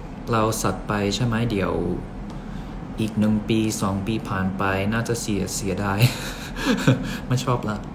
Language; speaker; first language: Thai; early bilingual, other home language; English